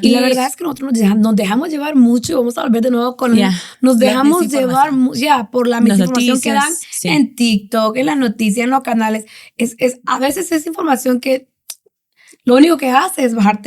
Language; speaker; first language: Spanish; native; Spanish